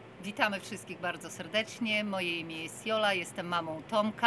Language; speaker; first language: Polish; native; Polish